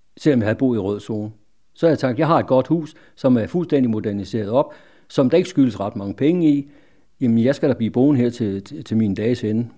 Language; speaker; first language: Danish; native; Danish